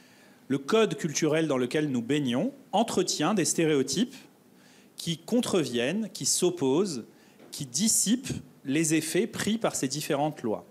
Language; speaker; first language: French; native; French